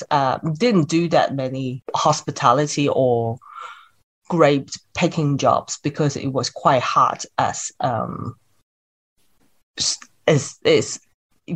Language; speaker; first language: English; non-native, local second language; Cantonese